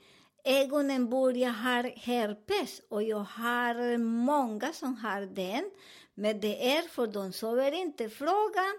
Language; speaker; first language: Swedish; non-native, learner; Spanish